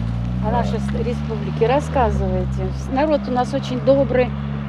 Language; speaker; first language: Russian; native; Russian